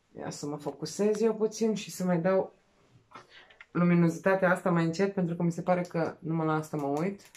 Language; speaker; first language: Romanian; non-native, local second language; Serbian